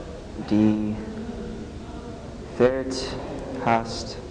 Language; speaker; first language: German; non-native, learner; English